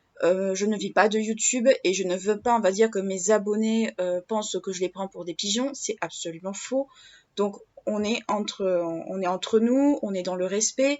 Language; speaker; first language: French; native; French